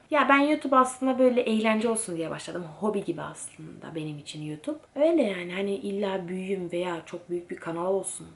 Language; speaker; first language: Turkish; early bilingual, heritage; Turkish